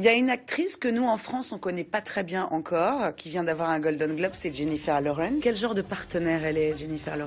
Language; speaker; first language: French; native; French